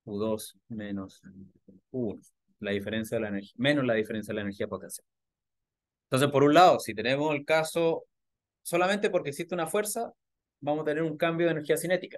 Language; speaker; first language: Spanish; native; Spanish